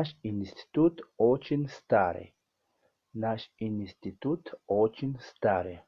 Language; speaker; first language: Russian; non-native, learner; Tajik